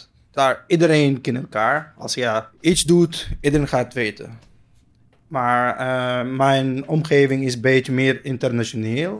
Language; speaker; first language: Dutch; non-native, learner; Arabic